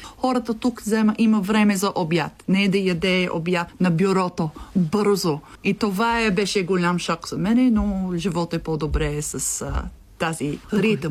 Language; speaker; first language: Bulgarian; non-native, learner; English